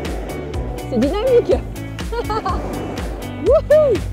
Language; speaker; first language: French; native; French